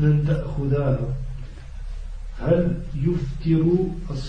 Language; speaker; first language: Arabic; non-native, learner; French